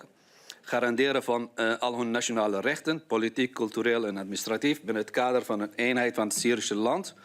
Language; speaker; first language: Dutch; non-native, fluent; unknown